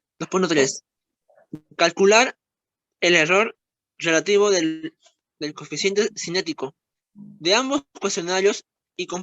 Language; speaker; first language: Spanish; native; Spanish